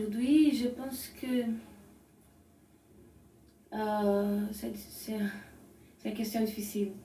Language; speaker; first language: French; non-native, learner; Portuguese